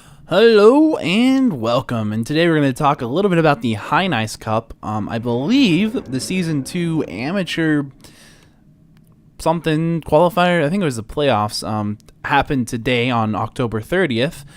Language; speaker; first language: English; native; English